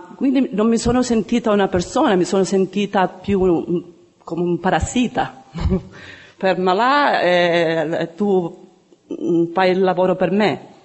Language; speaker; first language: Italian; native; Italian